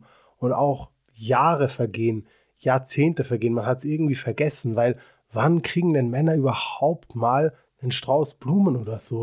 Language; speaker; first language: German; native; German